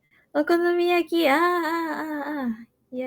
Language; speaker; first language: English; non-native, learner; Japanese